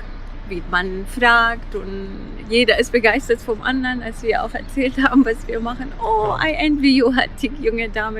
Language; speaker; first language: German; non-native, fluent; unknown